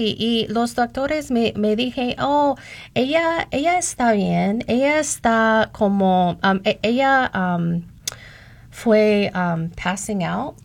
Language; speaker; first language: Spanish; non-native, learner; English